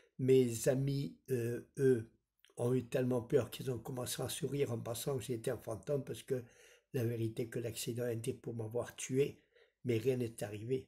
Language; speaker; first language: French; non-native, fluent; Spanish